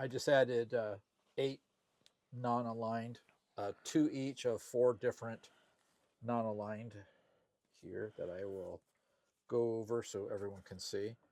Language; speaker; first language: English; native; English